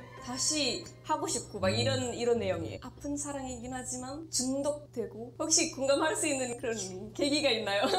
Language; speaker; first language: Korean; non-native, fluent; Indonesian